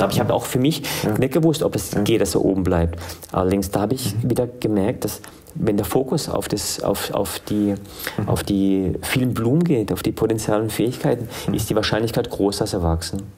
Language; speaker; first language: German; early bilingual, other home language; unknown